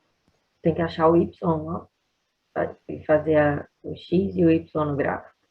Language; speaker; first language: Portuguese; native; Portuguese